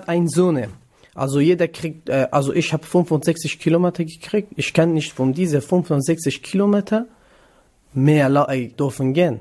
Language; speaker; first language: German; non-native, learner; Kurdish